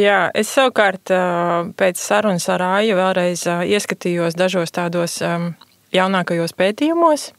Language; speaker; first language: Latvian; native; Latvian